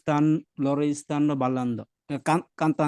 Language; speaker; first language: Italian; non-native, learner; Bangla